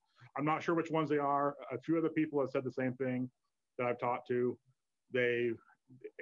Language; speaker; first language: English; native; English